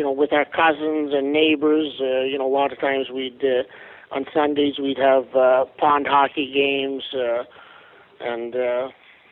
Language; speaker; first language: English; native; English